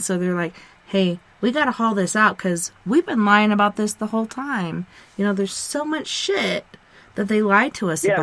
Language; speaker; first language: English; native; English